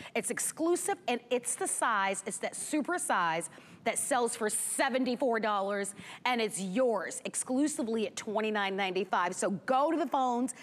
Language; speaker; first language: English; native; English